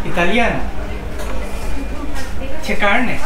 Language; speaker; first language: Italian; non-native, learner; Bangla